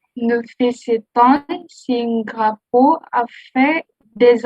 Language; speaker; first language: French; non-native, learner; Indonesian